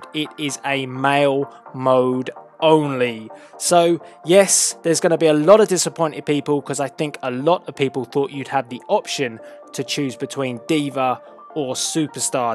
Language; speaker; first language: English; native; English